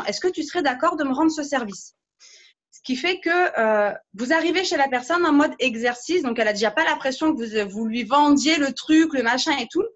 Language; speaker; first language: French; native; French